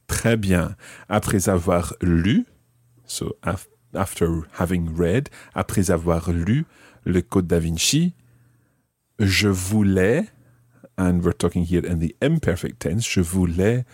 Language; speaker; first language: French; non-native, fluent; English